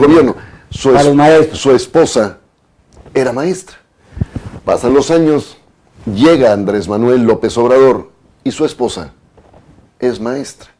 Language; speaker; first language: Spanish; native; Spanish